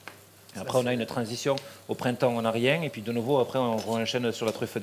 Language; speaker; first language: French; native; French